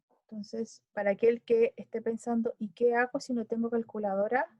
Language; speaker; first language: Spanish; native; Spanish